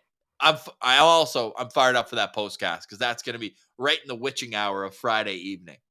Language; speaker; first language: English; native; English